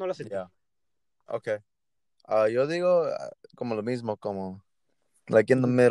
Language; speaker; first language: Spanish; early bilingual, heritage; Spanish